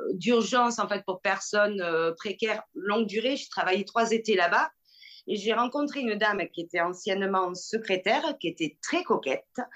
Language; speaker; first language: French; native; French